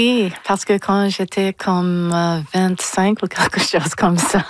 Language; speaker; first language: French; non-native, local second language; English